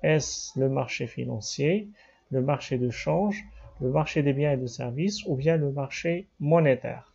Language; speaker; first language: French; non-native, local second language; Arabic